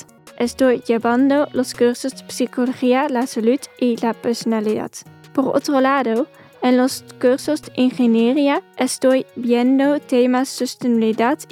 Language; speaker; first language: Spanish; non-native, fluent; Dutch